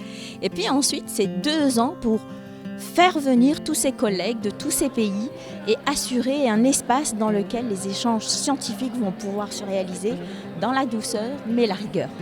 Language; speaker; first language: French; native; French